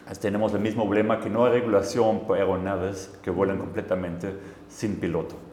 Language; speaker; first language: Spanish; non-native, fluent; German